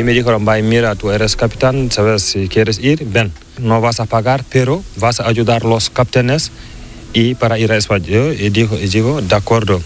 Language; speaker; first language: Spanish; non-native, learner; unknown